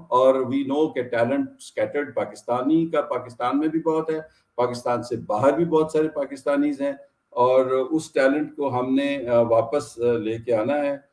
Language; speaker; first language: Urdu; native; Urdu